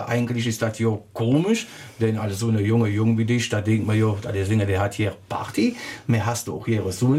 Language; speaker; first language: German; native; German